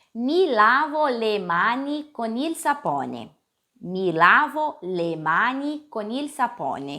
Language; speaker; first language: Italian; non-native, fluent; Portuguese